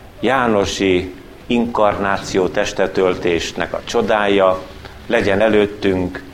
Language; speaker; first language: Hungarian; native; Hungarian